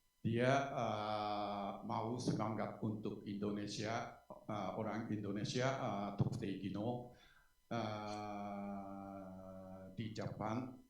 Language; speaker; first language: Indonesian; non-native, learner; Japanese